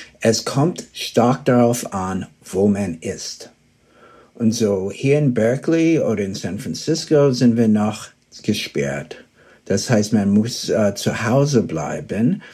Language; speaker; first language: German; early bilingual, heritage; German